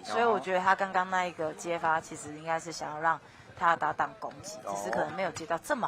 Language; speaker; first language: Chinese; native; Chinese